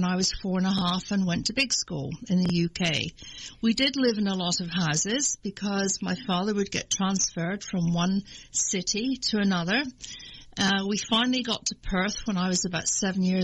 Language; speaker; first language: English; native; English